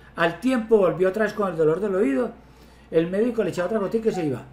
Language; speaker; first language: Spanish; native; Spanish